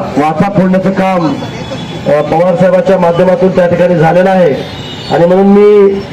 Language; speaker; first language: Marathi; native; Marathi